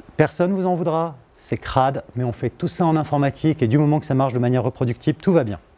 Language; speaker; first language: French; native; French